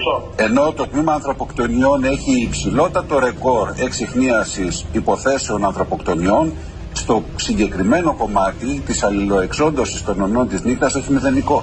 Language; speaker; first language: Greek; native; Greek